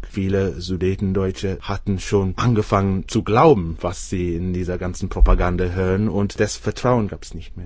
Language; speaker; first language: German; non-native, fluent; English